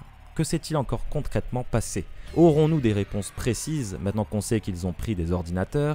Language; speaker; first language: French; native; French